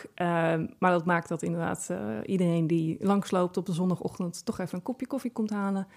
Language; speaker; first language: Dutch; native; Dutch